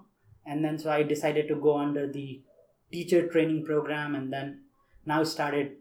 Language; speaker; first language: English; non-native, local second language; Nepali